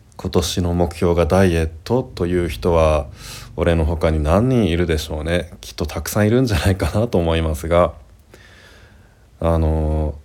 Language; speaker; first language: Japanese; native; Japanese